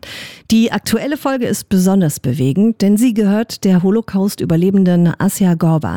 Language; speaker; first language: German; native; German